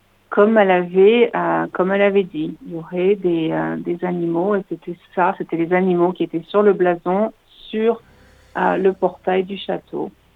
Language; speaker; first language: French; native; French